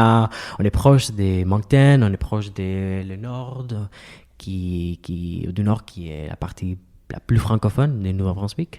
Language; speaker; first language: French; non-native, fluent; Spanish